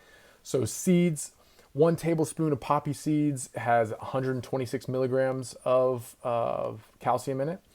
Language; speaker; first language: English; native; English